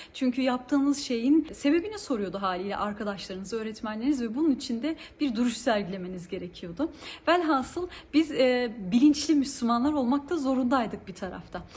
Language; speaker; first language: Turkish; early bilingual, heritage; Turkish